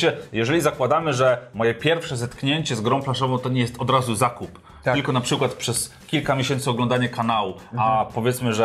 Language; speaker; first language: Polish; native; Polish